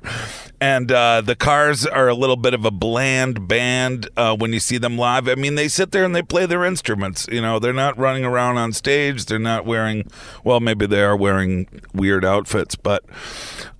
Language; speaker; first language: English; native; English